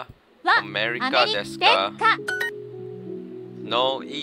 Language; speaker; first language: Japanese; non-native, learner; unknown